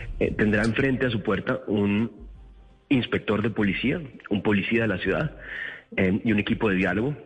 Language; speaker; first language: Spanish; native; Spanish